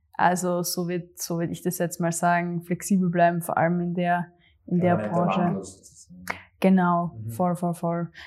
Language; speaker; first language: German; native; German